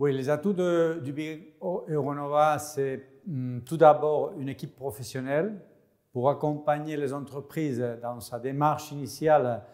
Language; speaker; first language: French; non-native, fluent; Spanish